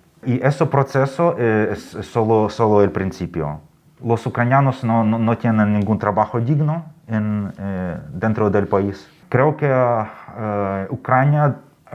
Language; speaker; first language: Spanish; non-native, fluent; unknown